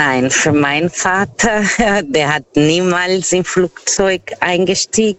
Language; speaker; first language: German; non-native, learner; Portuguese